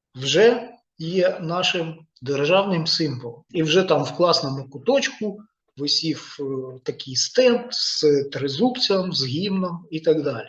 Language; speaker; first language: Ukrainian; non-native, local second language; Russian